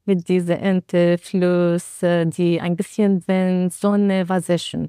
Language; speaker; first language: German; non-native, learner; Arabic